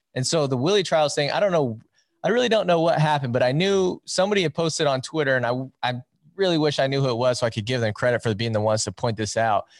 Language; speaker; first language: English; native; English